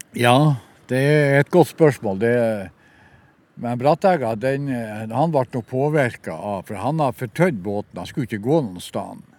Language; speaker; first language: Norwegian; native; Norwegian